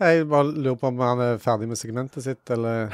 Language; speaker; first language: Norwegian; native; Norwegian